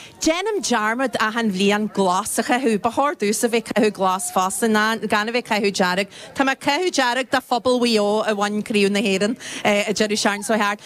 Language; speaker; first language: Irish; native; Irish